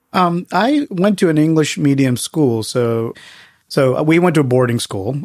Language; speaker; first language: English; early bilingual, other home language; Tamil